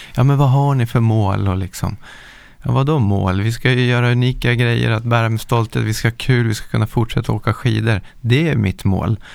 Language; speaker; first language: Swedish; native; Swedish